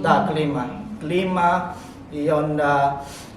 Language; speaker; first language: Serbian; non-native, learner; Indonesian